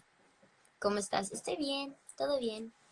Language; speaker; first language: Spanish; early bilingual, heritage; English